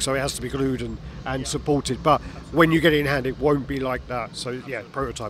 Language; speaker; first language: English; native; English